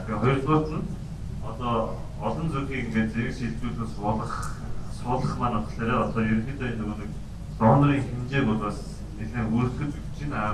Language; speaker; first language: Mongolian; native; Mongolian